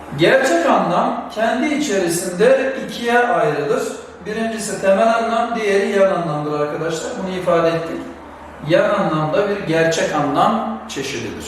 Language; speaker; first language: Turkish; native; Turkish